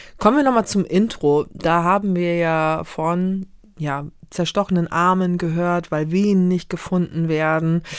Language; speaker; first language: German; native; German